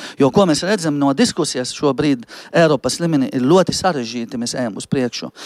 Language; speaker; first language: Latvian; non-native, fluent; Arabic